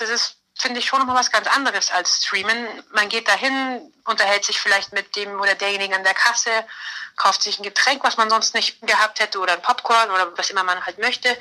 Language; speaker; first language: German; native; German